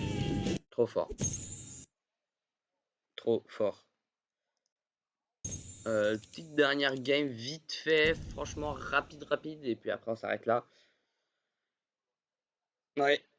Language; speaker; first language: French; native; French